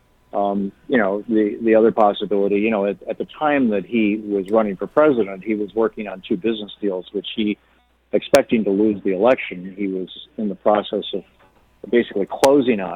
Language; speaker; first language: English; native; English